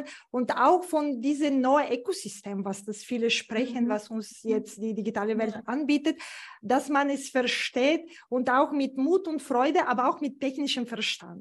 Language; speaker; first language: German; non-native, fluent; Bulgarian